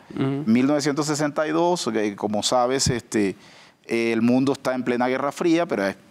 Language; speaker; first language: Spanish; native; Spanish